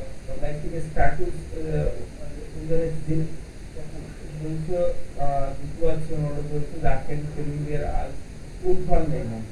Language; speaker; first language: German; non-native, learner; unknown